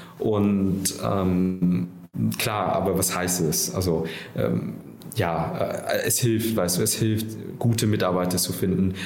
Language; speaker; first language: German; early bilingual, other home language; Vietnamese